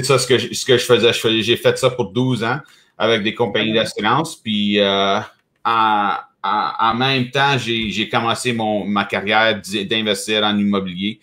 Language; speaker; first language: French; native; French